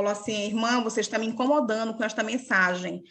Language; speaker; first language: Portuguese; native; Portuguese